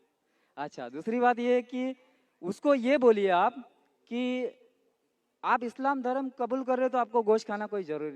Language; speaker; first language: Hindi; non-native, local second language; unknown